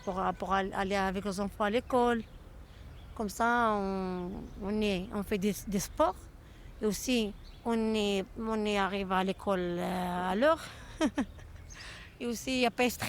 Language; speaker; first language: French; non-native, learner; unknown